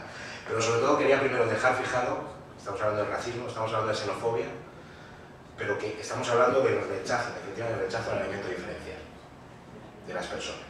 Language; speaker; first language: Spanish; native; Spanish